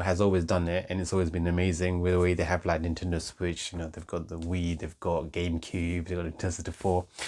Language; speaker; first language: English; native; English